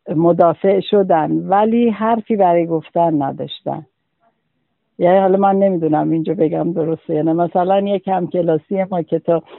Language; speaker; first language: Persian; native; Persian